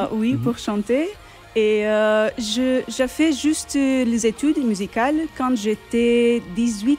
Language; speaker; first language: French; non-native, fluent; Portuguese